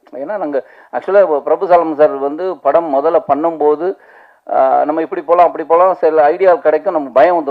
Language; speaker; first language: Tamil; native; Tamil